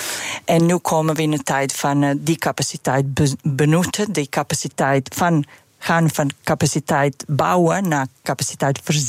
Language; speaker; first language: Dutch; non-native, fluent; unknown